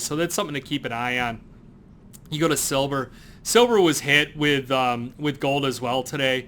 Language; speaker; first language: English; native; English